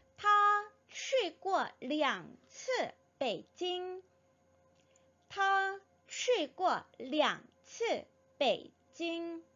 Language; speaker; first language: Chinese; non-native, fluent; Korean